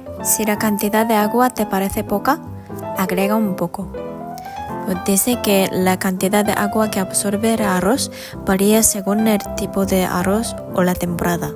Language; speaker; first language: Spanish; non-native, fluent; Japanese